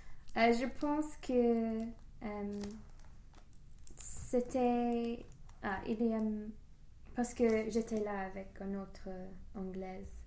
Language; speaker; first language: French; non-native, learner; English